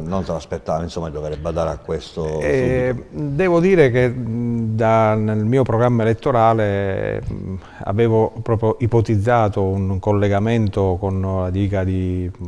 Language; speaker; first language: Italian; native; Italian